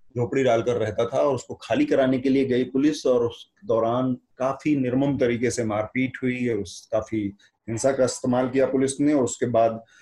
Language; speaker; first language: Hindi; native; Hindi